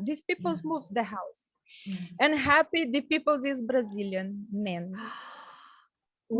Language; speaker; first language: English; non-native, learner; Portuguese